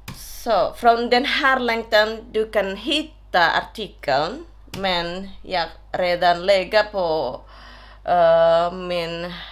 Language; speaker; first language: Swedish; non-native, fluent; Indonesian